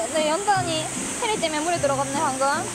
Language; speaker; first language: Korean; native; Korean